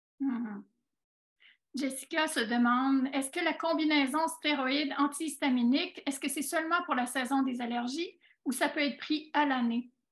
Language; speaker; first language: French; native; French